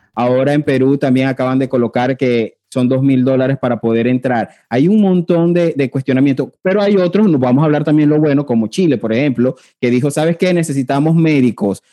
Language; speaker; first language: Spanish; native; Spanish